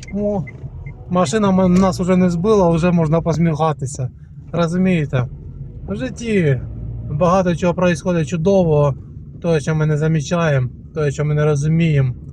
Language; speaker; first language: Ukrainian; non-native, local second language; Russian